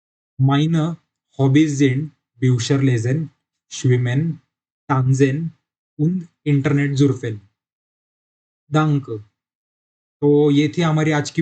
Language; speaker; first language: German; non-native, learner; Marathi